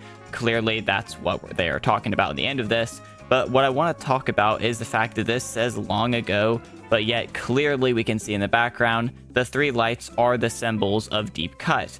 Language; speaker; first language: English; native; English